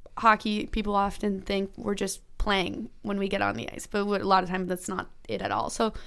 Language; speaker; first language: English; native; English